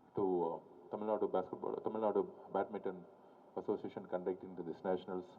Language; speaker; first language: English; non-native, local second language; Tamil